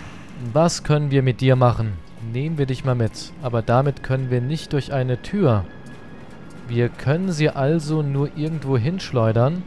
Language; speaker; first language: German; native; German